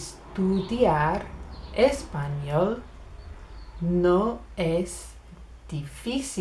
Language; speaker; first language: Spanish; non-native, learner; English